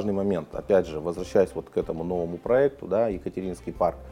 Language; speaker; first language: Russian; native; Russian